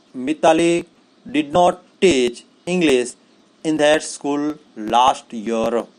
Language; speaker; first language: English; non-native, local second language; Gujarati